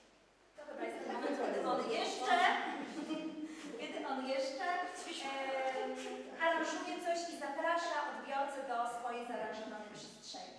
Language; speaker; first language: Polish; native; Polish